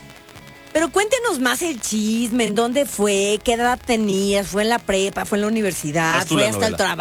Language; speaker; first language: Spanish; native; Spanish